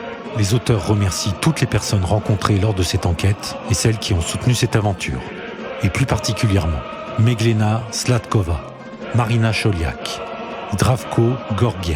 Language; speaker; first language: French; native; French